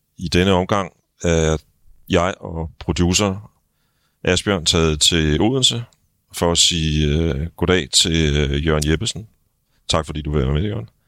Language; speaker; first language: Danish; native; Danish